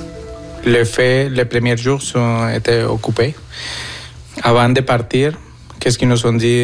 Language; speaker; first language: French; non-native, fluent; Spanish